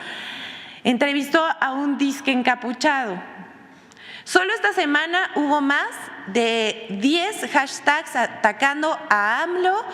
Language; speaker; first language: Spanish; native; Spanish